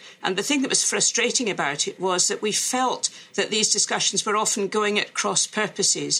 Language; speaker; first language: English; native; English